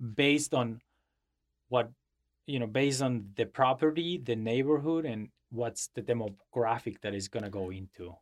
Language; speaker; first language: English; non-native, fluent; Spanish